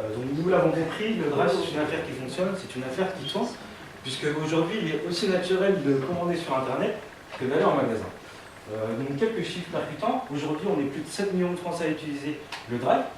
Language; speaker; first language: French; native; French